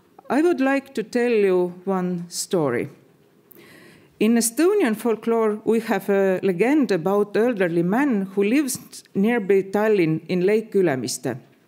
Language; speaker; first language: English; non-native, fluent; Estonian